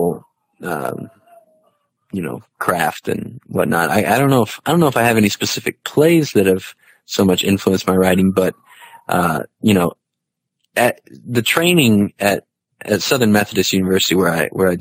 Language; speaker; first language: English; native; English